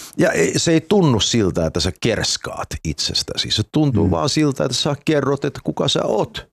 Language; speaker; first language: Finnish; early bilingual, heritage; Finnish